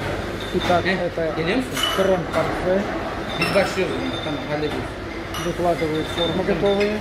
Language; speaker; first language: Russian; native; Russian